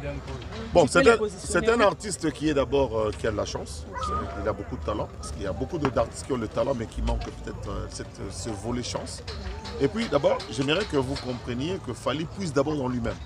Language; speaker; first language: French; non-native, local second language; Lingala